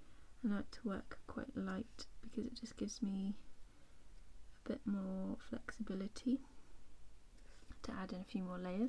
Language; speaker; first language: English; native; English